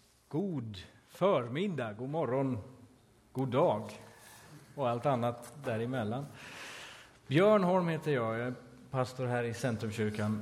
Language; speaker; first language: Swedish; native; Swedish